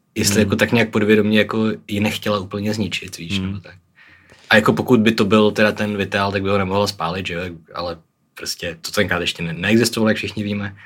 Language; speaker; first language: Czech; native; Czech